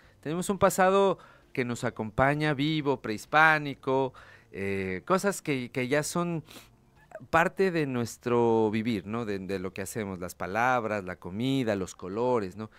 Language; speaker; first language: Spanish; native; Spanish